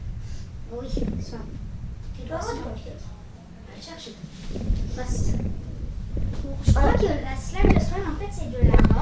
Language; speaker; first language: French; native; French